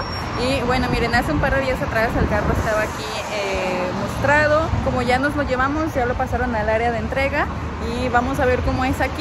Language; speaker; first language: Spanish; native; Spanish